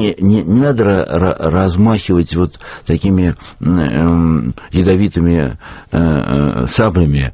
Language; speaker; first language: Russian; native; Russian